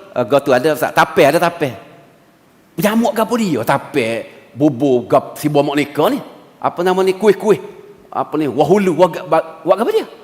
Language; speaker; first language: Malay; native; Malay